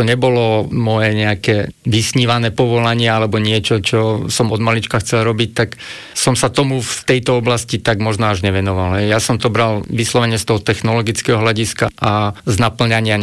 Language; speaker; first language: Slovak; native; Slovak